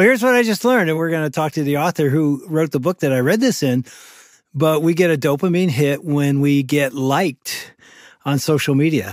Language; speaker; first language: English; native; English